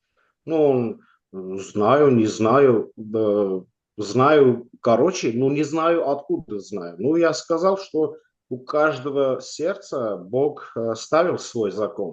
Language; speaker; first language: Russian; non-native, local second language; Armenian